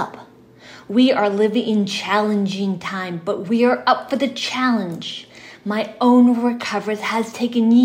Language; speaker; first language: English; native; English